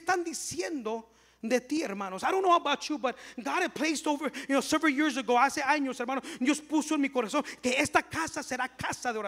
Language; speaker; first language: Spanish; early bilingual, heritage; Spanish